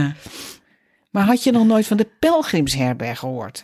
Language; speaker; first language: Dutch; native; Dutch